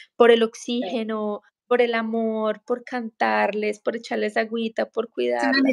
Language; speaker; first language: Spanish; native; Spanish